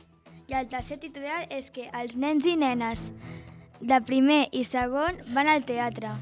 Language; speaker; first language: Catalan; native; Catalan